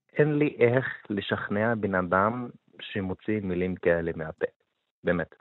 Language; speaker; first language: Hebrew; non-native, local second language; Arabic